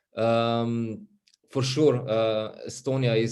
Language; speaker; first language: English; non-native, fluent; Slovenian